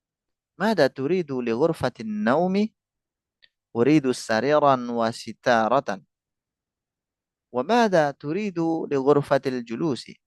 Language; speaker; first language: Arabic; non-native, fluent; Indonesian